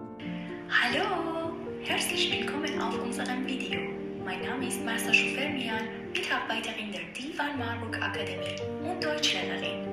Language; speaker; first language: German; non-native, fluent; Persian